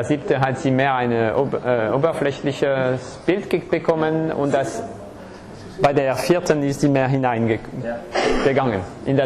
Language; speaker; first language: German; non-native, fluent; French